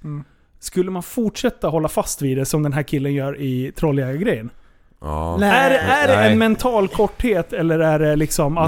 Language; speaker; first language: Swedish; native; Swedish